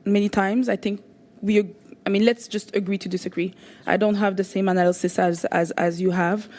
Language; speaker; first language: English; non-native, local second language; French